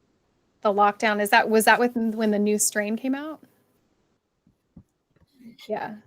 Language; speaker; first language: English; native; English